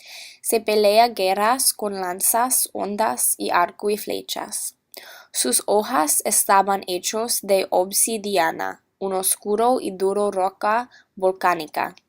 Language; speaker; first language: Spanish; non-native, learner; English